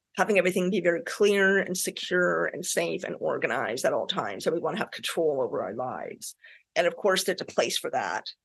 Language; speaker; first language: English; native; English